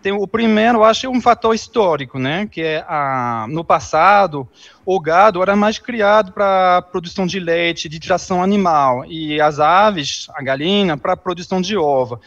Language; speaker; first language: Portuguese; non-native, fluent; French